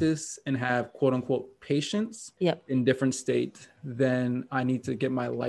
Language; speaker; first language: English; native; English